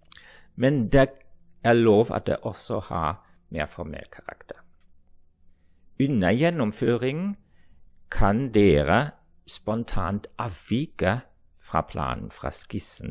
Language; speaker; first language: Norwegian; non-native, fluent; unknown